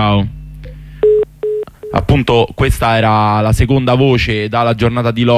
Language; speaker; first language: Italian; native; Italian